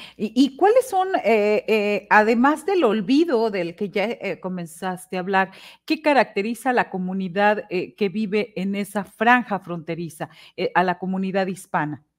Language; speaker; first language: Spanish; native; Spanish